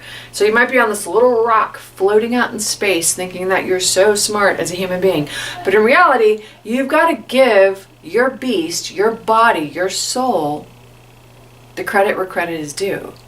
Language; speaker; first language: English; native; English